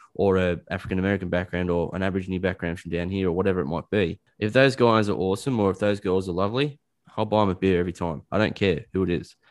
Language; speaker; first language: English; native; English